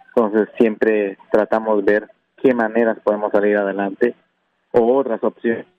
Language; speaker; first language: Spanish; non-native, local second language; Kʼicheʼ